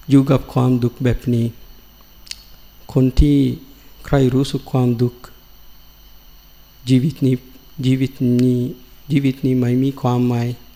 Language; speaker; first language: Thai; non-native, learner; Sinhala